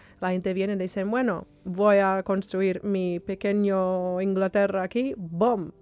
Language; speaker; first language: Spanish; non-native, fluent; English